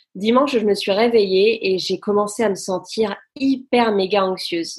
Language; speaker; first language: French; native; French